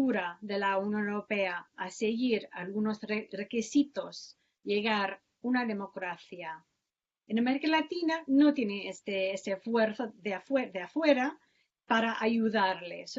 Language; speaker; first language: Spanish; non-native, fluent; English